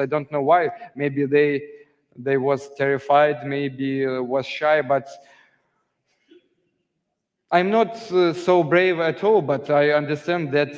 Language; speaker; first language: English; non-native, learner; Ukrainian